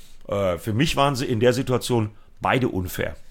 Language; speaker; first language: German; native; German